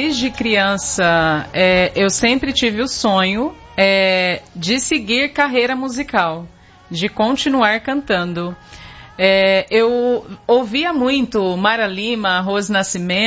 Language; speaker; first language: Portuguese; native; Portuguese